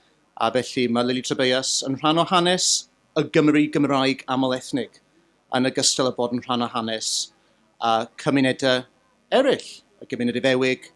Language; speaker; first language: Welsh; native; Welsh